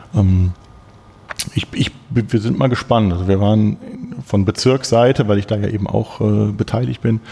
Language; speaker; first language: German; native; German